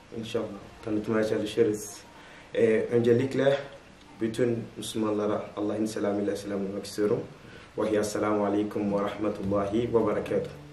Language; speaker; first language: Turkish; non-native, fluent; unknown